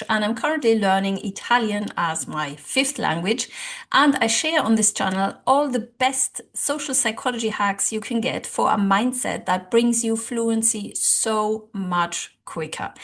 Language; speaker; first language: English; non-native, fluent; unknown